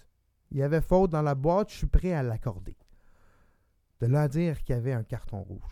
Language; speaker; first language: French; native; French